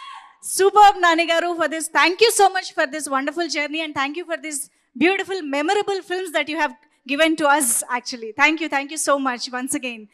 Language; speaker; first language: Telugu; native; Telugu